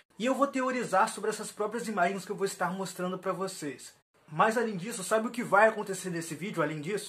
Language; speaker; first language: Portuguese; native; Portuguese